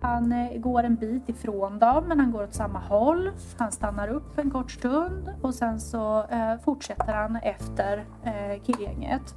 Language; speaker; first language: Swedish; native; Swedish